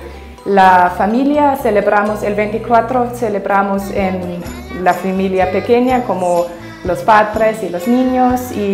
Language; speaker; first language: Spanish; non-native, learner; German